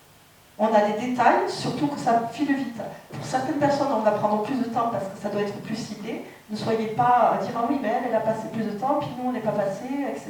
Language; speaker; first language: French; native; French